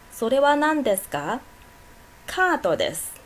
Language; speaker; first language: Japanese; non-native, fluent; Chinese